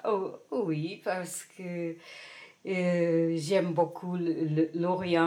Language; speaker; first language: French; non-native, fluent; Portuguese